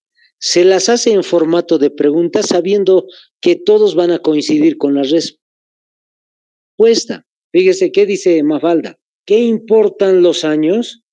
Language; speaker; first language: Spanish; native; Spanish